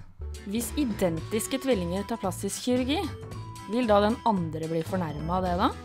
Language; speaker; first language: Norwegian; native; Norwegian